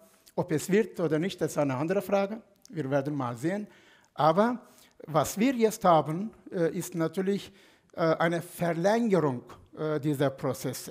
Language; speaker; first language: German; non-native, fluent; Turkish